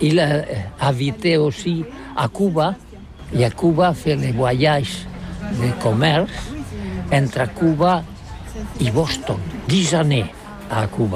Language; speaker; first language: French; non-native, learner; Catalan